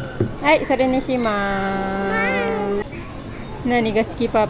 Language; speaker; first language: Japanese; non-native, fluent; Filipino